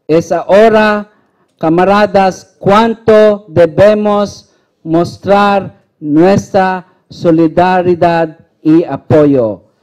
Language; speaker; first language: Spanish; non-native, learner; Filipino